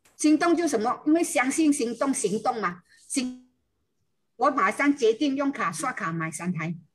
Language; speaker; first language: Chinese; native; Chinese